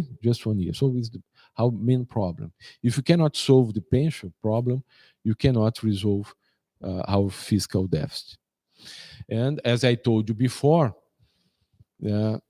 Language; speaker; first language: English; non-native, fluent; Portuguese